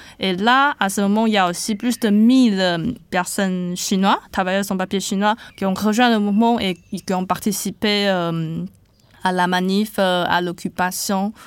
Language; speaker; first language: French; non-native, fluent; Chinese